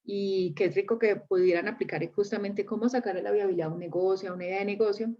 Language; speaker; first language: Spanish; native; Spanish